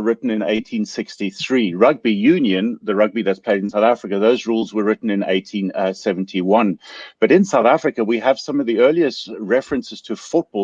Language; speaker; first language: English; native; English